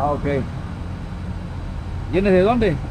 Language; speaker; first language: Spanish; native; Spanish